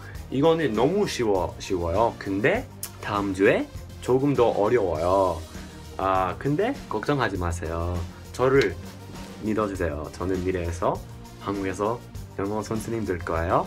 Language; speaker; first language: Korean; non-native, fluent; English